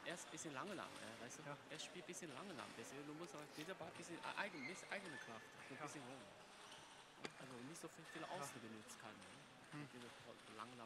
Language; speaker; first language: German; non-native, learner; Chinese